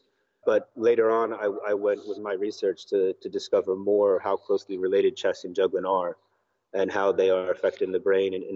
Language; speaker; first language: English; native; English